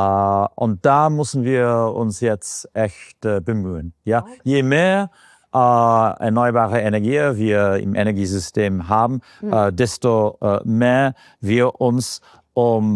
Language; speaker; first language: German; non-native, fluent; English